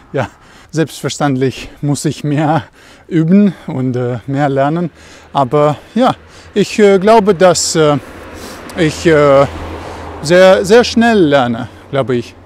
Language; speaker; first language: German; non-native, learner; Russian